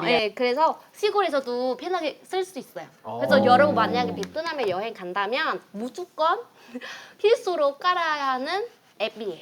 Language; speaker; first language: Korean; non-native, fluent; Vietnamese